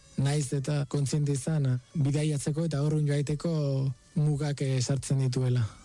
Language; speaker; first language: Basque; non-native, fluent; Spanish